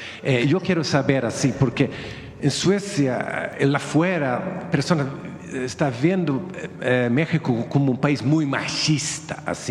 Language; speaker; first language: Spanish; non-native, fluent; Swedish